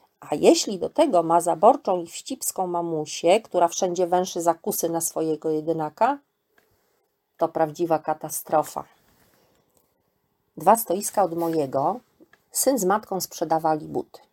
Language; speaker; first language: Polish; native; Polish